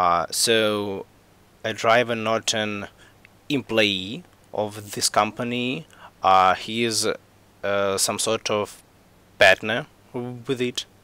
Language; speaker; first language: English; non-native, fluent; Russian